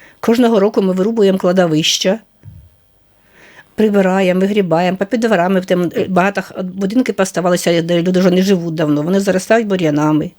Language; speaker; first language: Ukrainian; native; Ukrainian